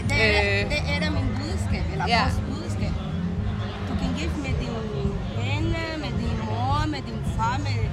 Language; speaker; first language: Danish; non-native, fluent; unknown